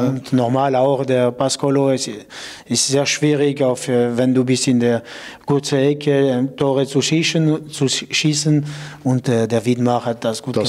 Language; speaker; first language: German; non-native, local second language; French